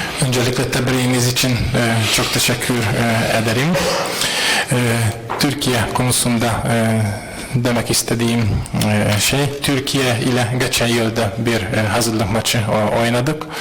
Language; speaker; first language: Turkish; non-native, fluent; Hungarian